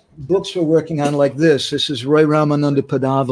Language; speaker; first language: English; native; English